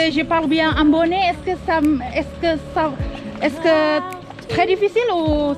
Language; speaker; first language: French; non-native, learner; Indonesian